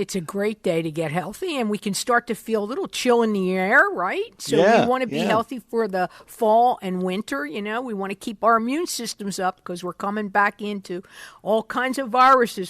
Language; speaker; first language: English; native; English